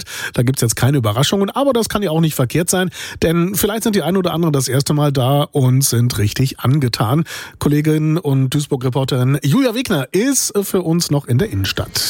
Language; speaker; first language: German; native; German